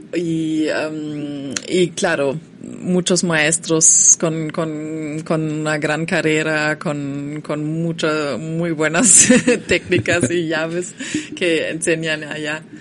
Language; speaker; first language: Spanish; non-native, fluent; German